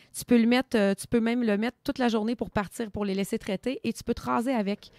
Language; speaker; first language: French; native; French